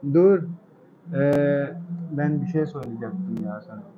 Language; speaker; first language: Turkish; non-native, learner; Urdu